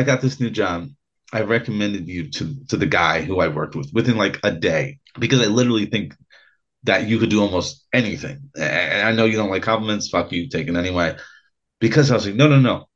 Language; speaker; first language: English; native; English